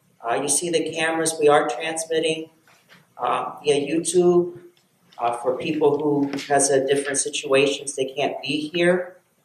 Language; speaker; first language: English; native; English